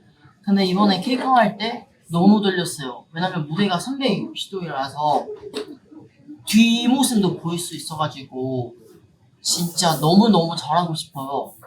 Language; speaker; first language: Korean; non-native, learner; Chinese